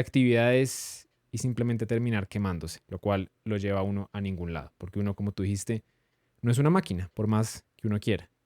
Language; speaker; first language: Spanish; native; Spanish